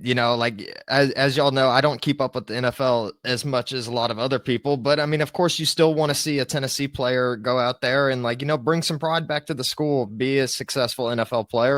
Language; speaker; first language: English; native; English